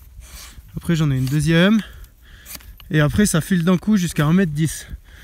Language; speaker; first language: French; native; French